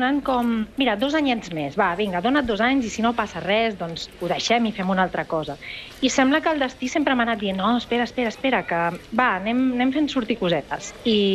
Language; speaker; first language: Catalan; native; Catalan